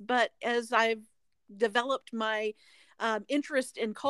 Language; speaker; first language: English; native; English